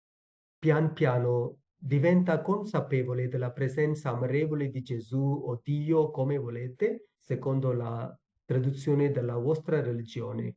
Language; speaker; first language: Italian; non-native, fluent; Tamil